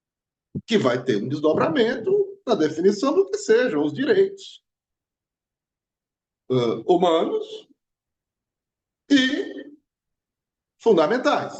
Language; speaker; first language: Portuguese; native; Portuguese